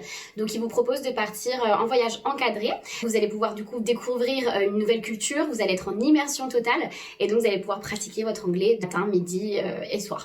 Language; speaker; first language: French; native; French